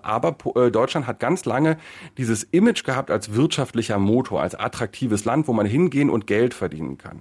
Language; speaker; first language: German; native; German